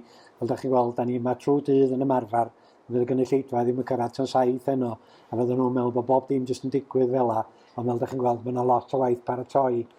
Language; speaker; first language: Welsh; native; Welsh